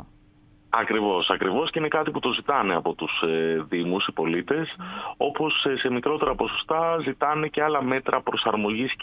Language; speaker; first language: Greek; native; Greek